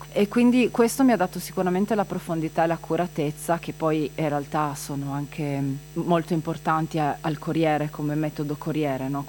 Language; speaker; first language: Italian; native; Italian